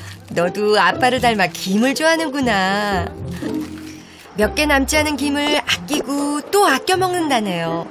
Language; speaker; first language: Korean; native; Korean